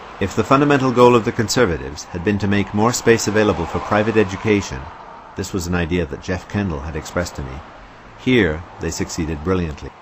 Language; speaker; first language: English; native; English